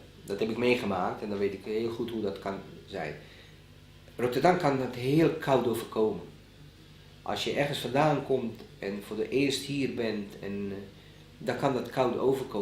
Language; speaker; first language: Dutch; non-native, fluent; Bosnian